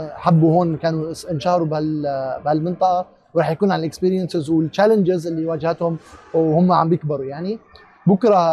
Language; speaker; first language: Arabic; native; Arabic